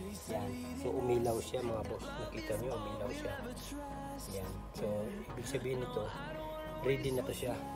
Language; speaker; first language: Filipino; native; Filipino